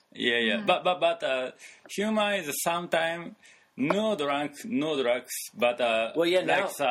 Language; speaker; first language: English; non-native, learner; Japanese